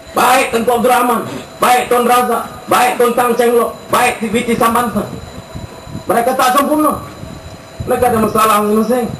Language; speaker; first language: Malay; native; Malay